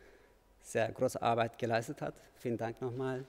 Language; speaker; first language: German; non-native, fluent; Turkish